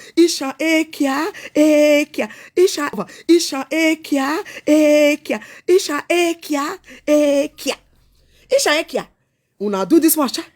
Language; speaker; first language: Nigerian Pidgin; non-native, local second language; Esan